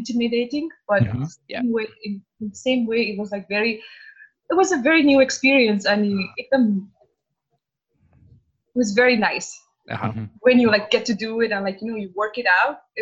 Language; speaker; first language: English; non-native, local second language; Nepali